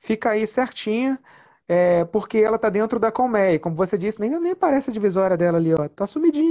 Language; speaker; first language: Portuguese; native; Portuguese